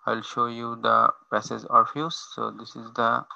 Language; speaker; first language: English; non-native, local second language; Bangla